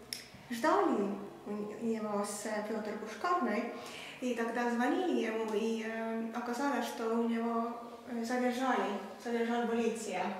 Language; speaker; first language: Russian; non-native, local second language; Estonian